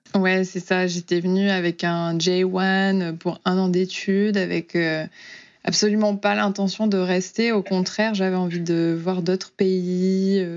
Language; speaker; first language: French; native; French